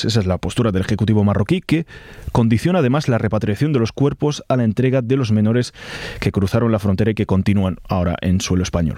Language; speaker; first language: Spanish; native; Spanish